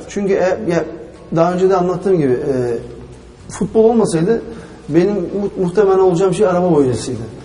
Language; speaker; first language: Turkish; early bilingual, heritage; Turkish